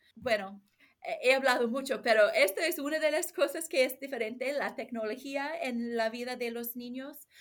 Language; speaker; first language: Spanish; non-native, learner; English